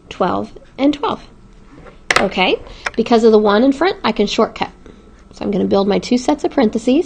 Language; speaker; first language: English; native; English